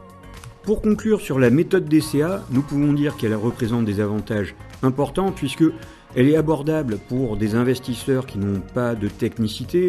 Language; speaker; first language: French; native; French